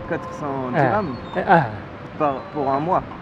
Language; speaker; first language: French; native; French